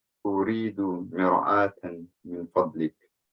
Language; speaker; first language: Arabic; non-native, learner; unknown